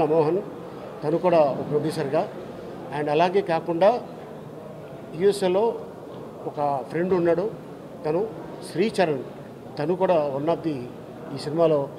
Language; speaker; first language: Telugu; native; Telugu